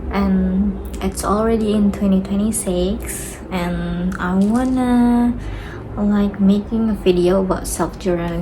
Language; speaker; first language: English; non-native, learner; Indonesian